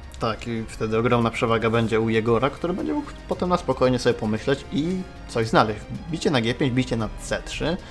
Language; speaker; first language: Polish; native; Polish